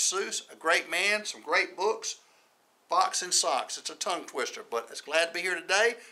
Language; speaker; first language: English; native; English